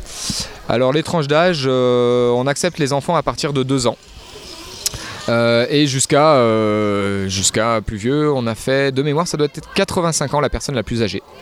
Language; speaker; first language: French; native; French